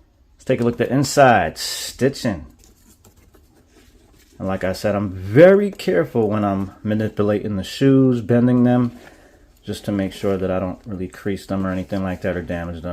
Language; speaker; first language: English; native; English